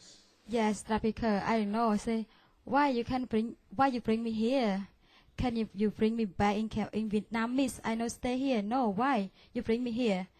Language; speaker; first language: English; non-native, learner; Vietnamese